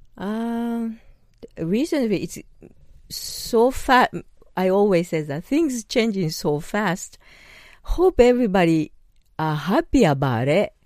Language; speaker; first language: English; non-native, learner; Japanese